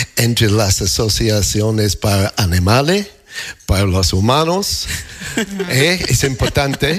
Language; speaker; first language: Spanish; non-native, learner; English